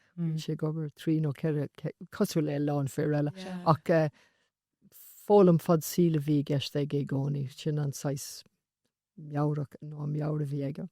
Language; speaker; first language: Irish; non-native, local second language; English